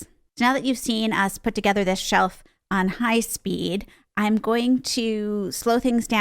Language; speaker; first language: English; native; English